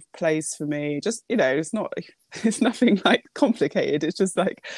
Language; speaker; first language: English; early bilingual, other home language; Japanese